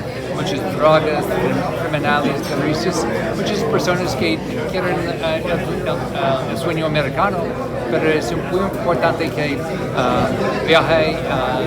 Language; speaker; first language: Spanish; non-native, learner; English